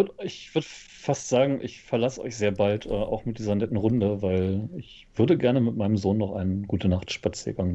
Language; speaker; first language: German; native; German